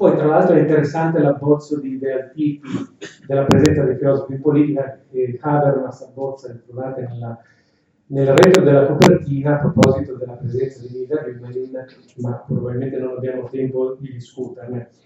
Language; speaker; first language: Italian; native; Italian